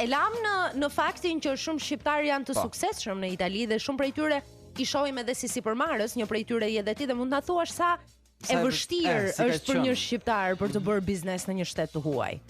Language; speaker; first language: Albanian; native; Albanian